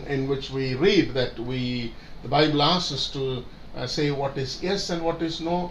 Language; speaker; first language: English; non-native, local second language; Tamil